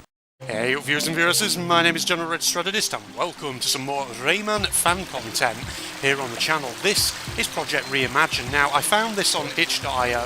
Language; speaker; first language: English; native; English